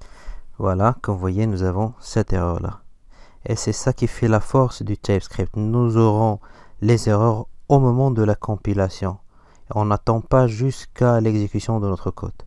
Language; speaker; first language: French; non-native, local second language; Arabic